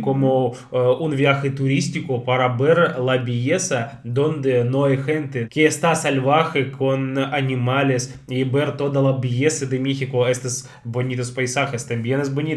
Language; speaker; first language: Spanish; non-native, fluent; Russian